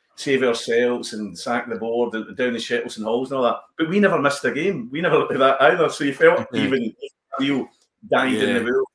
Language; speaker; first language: English; native; English